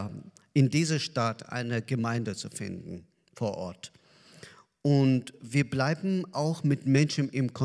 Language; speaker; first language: German; non-native, learner; Azerbaijani